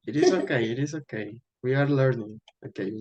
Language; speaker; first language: English; non-native, fluent; Spanish